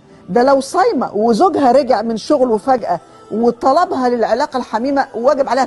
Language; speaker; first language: Arabic; native; Arabic